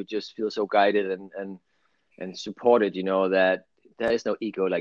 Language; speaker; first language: English; non-native, fluent; Danish